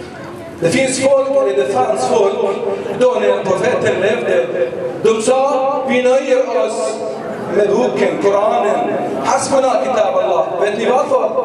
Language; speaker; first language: Swedish; early bilingual, other home language; Arabic